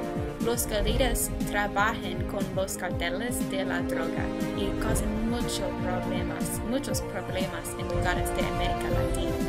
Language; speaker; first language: Spanish; non-native, learner; English